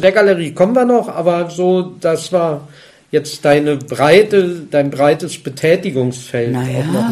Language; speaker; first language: German; native; German